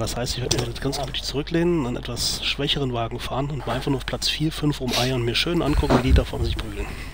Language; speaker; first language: German; native; German